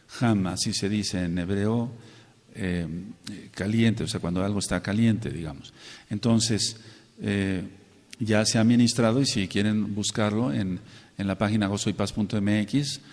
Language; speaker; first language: Spanish; native; Spanish